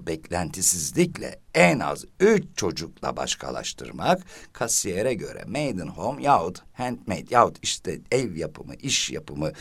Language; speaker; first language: Turkish; native; Turkish